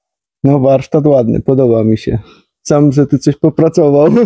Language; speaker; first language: Polish; native; Polish